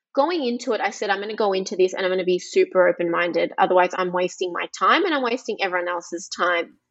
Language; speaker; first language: English; early bilingual, other home language; Greek